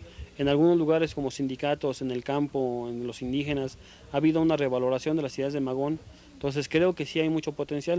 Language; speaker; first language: Spanish; native; Spanish